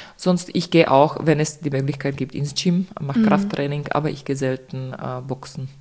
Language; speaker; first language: German; non-native, fluent; Czech